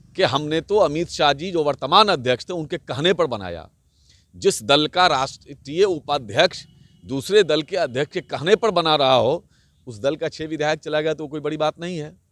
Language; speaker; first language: Hindi; native; Hindi